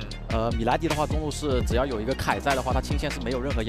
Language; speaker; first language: Chinese; native; Chinese